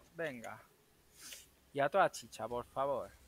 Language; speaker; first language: Spanish; native; Spanish